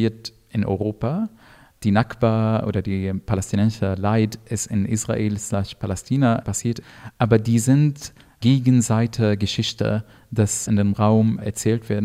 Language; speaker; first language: German; non-native, fluent; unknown